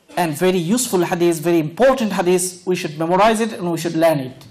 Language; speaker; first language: English; non-native, local second language; Bangla